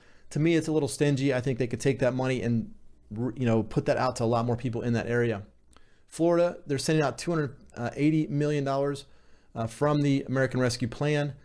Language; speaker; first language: English; native; English